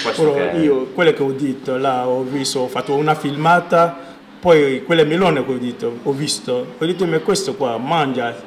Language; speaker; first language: Italian; non-native, learner; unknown